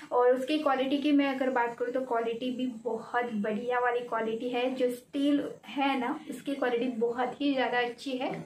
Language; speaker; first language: Hindi; non-native, local second language; Marathi